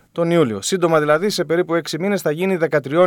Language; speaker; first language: Greek; native; Greek